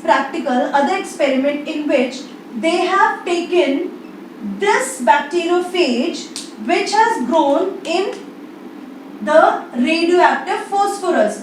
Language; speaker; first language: English; non-native, local second language; Hindi